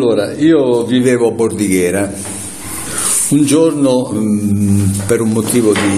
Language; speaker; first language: Italian; native; Italian